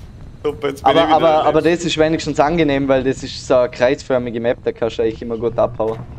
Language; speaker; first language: German; native; German